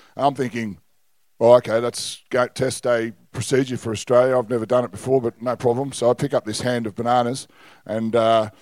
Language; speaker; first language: English; native; English